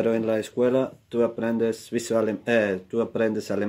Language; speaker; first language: Spanish; non-native, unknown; Swiss German